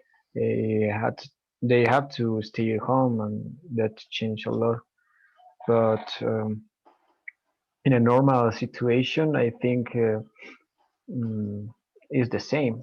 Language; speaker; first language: English; non-native, learner; Spanish